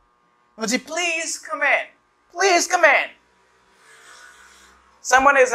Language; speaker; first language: English; non-native, fluent; Haitian Creole